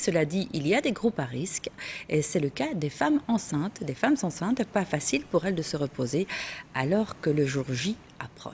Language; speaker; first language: French; native; French